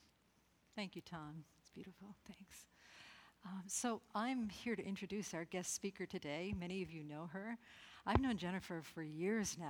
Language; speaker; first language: English; native; English